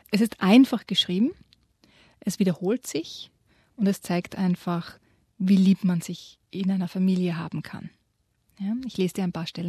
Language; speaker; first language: German; native; German